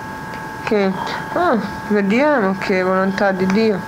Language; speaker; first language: Italian; non-native, learner; Croatian